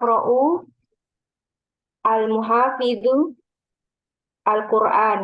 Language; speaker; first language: Arabic; non-native, learner; Indonesian